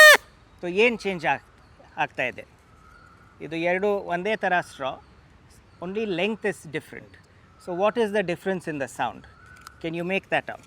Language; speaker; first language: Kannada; non-native, local second language; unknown